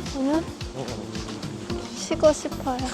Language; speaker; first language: Korean; non-native, learner; Vietnamese